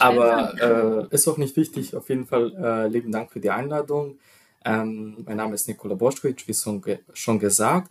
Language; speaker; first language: German; non-native, fluent; Serbian